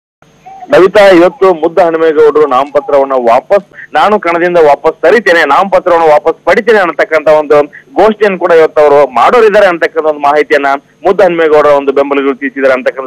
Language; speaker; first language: Kannada; native; Kannada